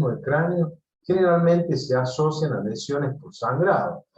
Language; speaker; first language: Spanish; native; Spanish